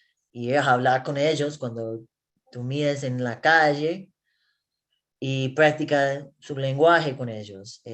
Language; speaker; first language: Spanish; non-native, learner; English